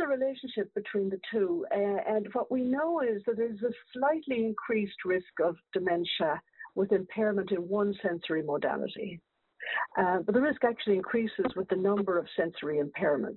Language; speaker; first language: English; native; English